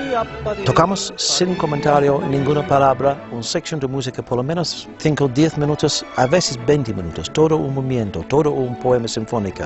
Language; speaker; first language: Spanish; non-native, fluent; English